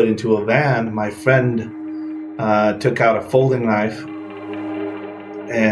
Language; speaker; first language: English; non-native, fluent; Spanish